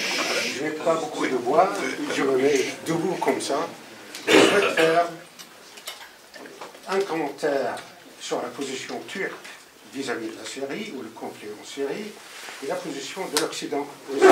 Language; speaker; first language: French; non-native, fluent; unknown